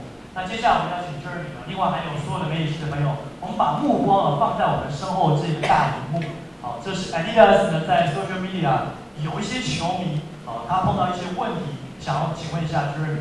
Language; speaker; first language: Chinese; native; Chinese